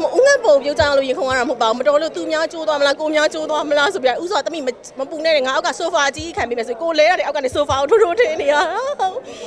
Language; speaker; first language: Burmese; native; Burmese